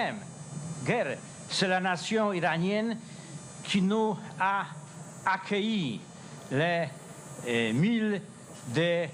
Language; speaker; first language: French; non-native, fluent; Polish